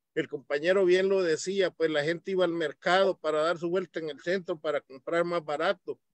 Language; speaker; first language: Spanish; native; Spanish